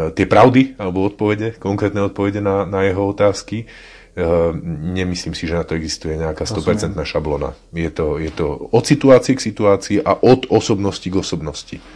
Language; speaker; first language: Slovak; native; Slovak